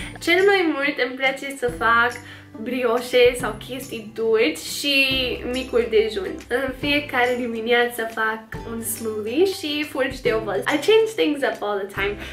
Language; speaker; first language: Romanian; non-native, fluent; English